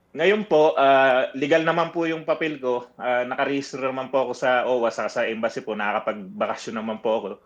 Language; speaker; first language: Filipino; native; Filipino